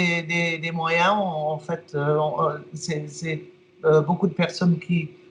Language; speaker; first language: French; non-native, fluent; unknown